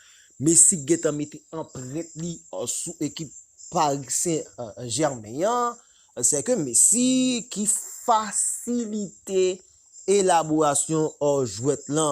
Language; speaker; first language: French; non-native, local second language; Haitian Creole